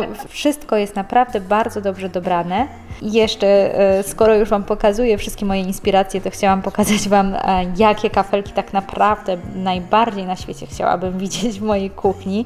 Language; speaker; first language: Polish; native; Polish